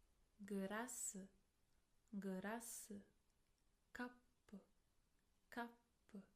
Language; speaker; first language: Japanese; non-native, fluent; English